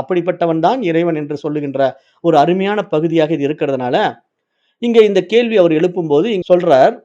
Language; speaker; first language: Tamil; native; Tamil